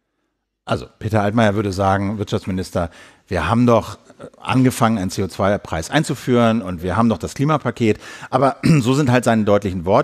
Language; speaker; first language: German; native; German